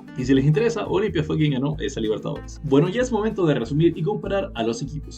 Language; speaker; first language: Spanish; native; Spanish